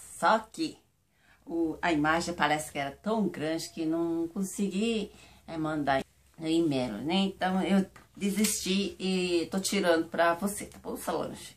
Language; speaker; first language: Portuguese; non-native, fluent; Japanese